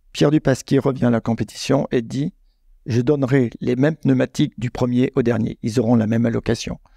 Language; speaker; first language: French; native; French